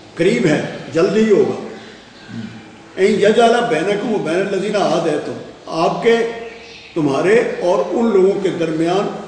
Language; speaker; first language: Urdu; non-native, local second language; Punjabi